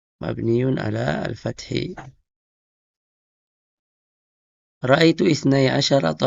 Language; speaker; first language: Arabic; non-native, fluent; Indonesian